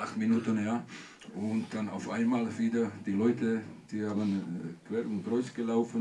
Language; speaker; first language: German; non-native, learner; Czech